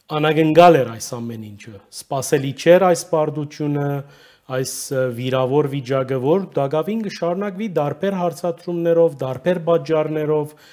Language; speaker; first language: Armenian; early bilingual, heritage; Armenian